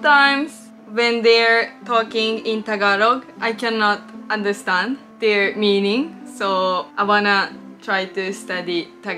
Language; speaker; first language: English; non-native, learner; Japanese